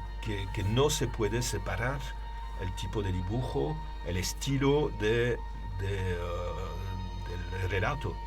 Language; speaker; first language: Spanish; non-native, learner; French